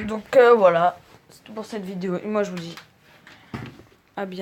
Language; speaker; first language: French; native; French